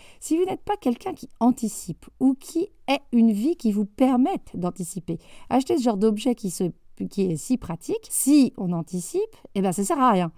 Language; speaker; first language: French; native; French